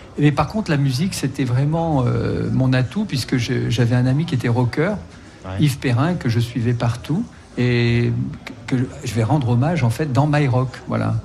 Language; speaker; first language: French; native; French